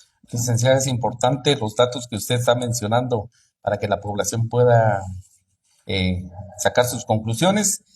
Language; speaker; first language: Spanish; native; Spanish